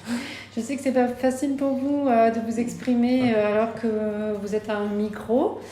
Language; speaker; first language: French; native; French